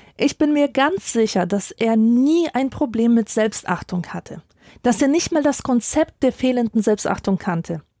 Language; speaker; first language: German; early bilingual, other home language; Polish